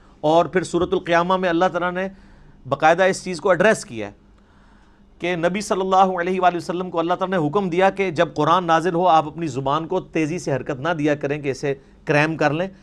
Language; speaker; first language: Urdu; non-native, local second language; Punjabi